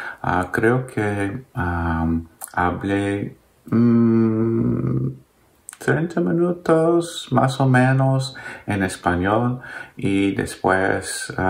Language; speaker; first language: Spanish; non-native, learner; English